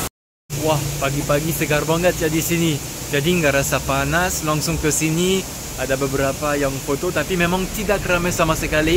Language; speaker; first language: Indonesian; non-native, fluent; French